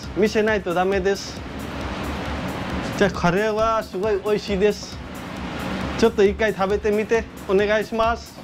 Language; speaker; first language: Japanese; non-native, learner; Nepali